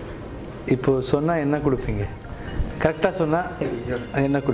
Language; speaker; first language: Tamil; non-native, learner; Kannada